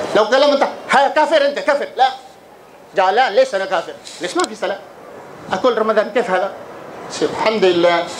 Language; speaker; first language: Arabic; non-native, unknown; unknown